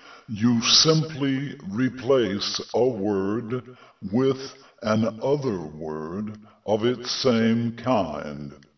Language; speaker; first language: English; native; English